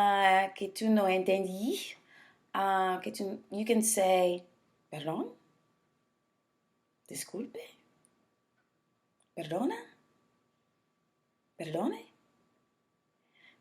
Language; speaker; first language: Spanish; non-native, learner; English